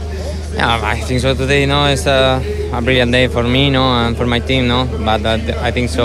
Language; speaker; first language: English; non-native, learner; Spanish